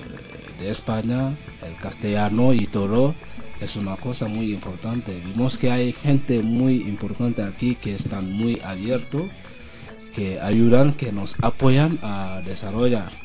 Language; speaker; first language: Spanish; non-native, learner; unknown